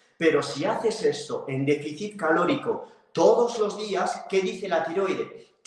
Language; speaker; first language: Spanish; non-native, fluent; French